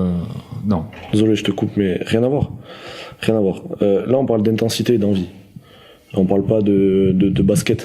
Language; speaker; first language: French; native; French